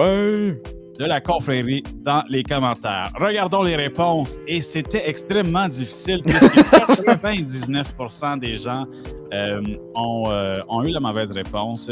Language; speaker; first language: French; native; French